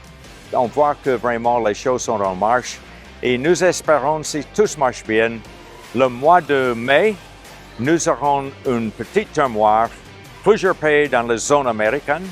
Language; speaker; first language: French; non-native, local second language; Haitian Creole